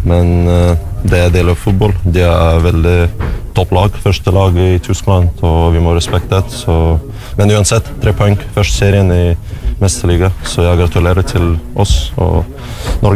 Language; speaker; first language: Norwegian; non-native, fluent; Russian